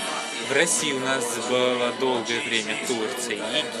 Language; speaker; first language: Russian; native; Russian